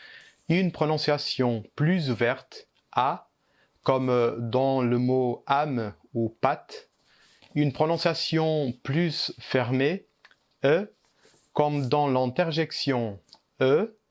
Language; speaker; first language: French; early bilingual, heritage; Portuguese